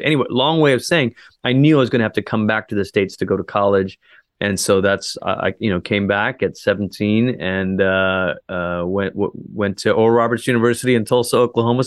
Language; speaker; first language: English; native; English